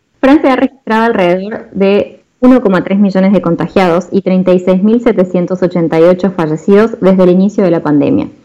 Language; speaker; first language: Spanish; native; Spanish